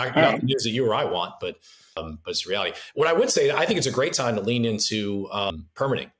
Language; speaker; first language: English; native; English